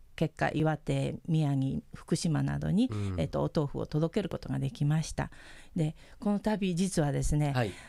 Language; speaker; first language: Japanese; early bilingual, heritage; Spanish